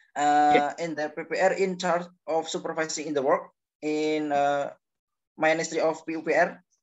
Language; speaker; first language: English; non-native, learner; Indonesian